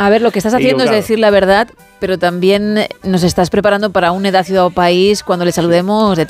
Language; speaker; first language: Spanish; native; Spanish